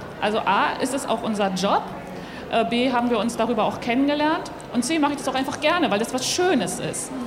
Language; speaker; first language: German; native; German